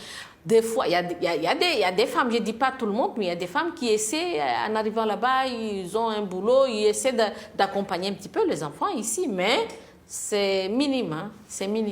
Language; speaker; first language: French; non-native, local second language; Comorian